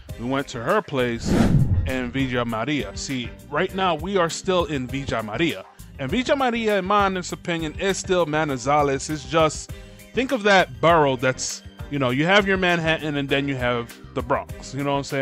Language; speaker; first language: English; native; English